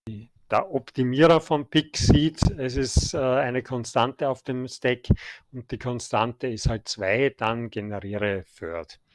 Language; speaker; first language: German; native; German